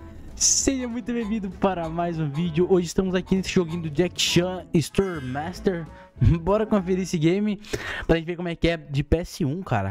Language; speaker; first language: Portuguese; native; Portuguese